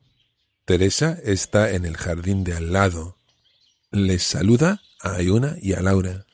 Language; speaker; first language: Spanish; non-native, fluent; English